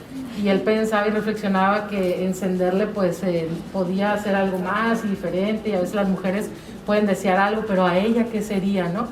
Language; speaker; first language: Spanish; native; Spanish